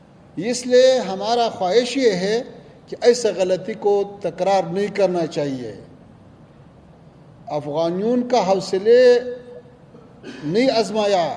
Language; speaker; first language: Hindi; non-native, fluent; Pashto